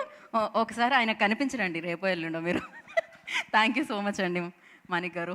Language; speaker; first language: Telugu; native; Telugu